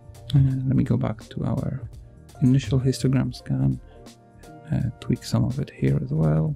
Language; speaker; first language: English; non-native, fluent; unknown